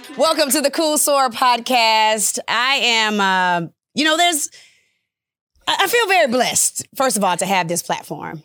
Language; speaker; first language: English; early bilingual, other home language; Upper Guinea Crioulo